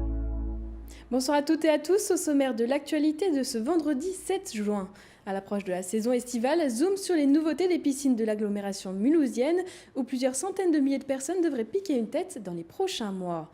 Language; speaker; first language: French; native; French